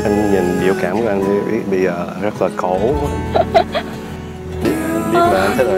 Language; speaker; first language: Vietnamese; early bilingual, heritage; Vietnamese